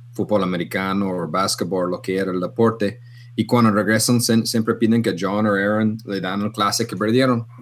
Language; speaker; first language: Spanish; non-native, fluent; English